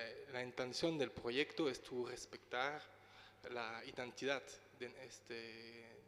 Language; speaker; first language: Spanish; non-native, learner; French